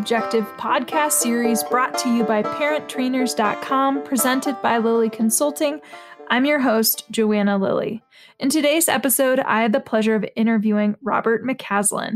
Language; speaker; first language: English; native; English